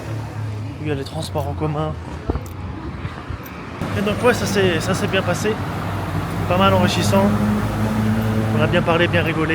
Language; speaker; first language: French; native; French